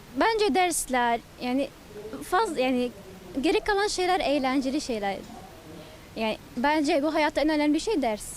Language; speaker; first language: Turkish; non-native, learner; Arabic